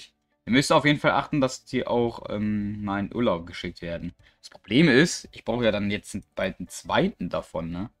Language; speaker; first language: German; native; German